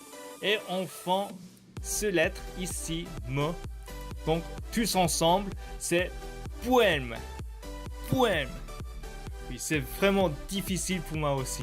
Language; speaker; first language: French; non-native, learner; Korean